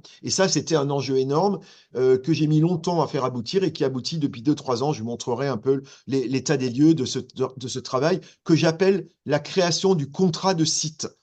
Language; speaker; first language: French; native; French